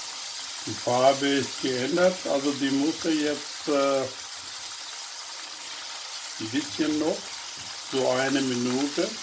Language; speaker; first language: German; non-native, fluent; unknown